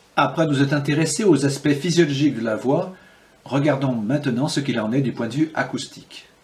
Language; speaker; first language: French; native; French